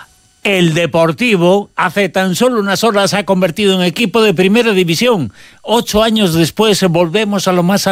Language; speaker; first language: Spanish; native; Spanish